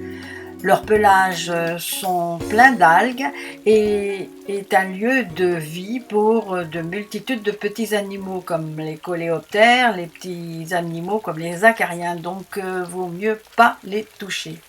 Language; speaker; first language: French; native; French